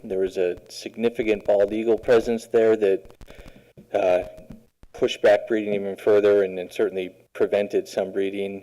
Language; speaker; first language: English; native; English